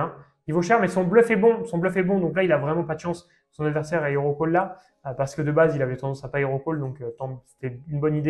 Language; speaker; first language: French; native; French